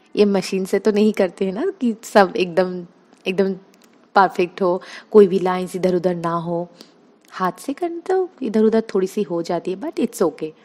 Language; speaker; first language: Hindi; non-native, local second language; Bangla